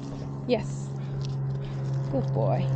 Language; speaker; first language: English; non-native, fluent; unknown